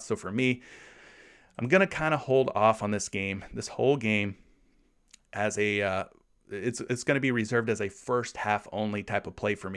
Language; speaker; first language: English; native; English